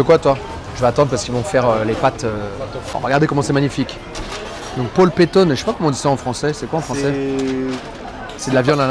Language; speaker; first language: French; native; French